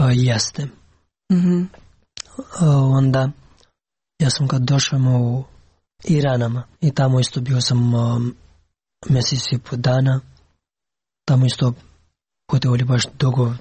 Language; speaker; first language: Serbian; non-native, learner; Pashto